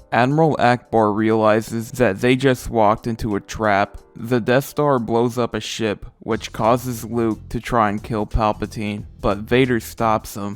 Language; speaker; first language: English; native; English